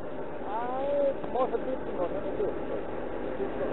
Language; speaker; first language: Polish; non-native, learner; Ukrainian